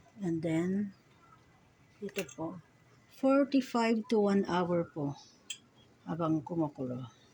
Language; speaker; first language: Filipino; native; Filipino